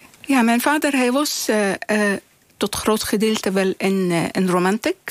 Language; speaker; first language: Dutch; non-native, fluent; Arabic